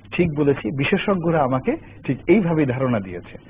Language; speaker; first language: Bangla; native; Bangla